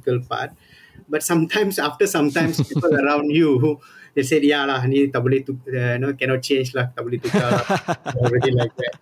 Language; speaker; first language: English; non-native, local second language; Tamil